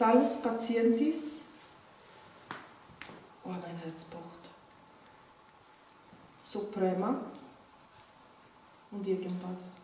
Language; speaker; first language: German; non-native, fluent; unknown